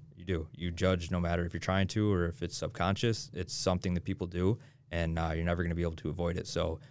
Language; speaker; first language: English; native; English